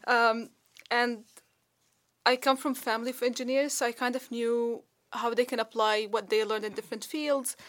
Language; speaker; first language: English; non-native, fluent; Arabic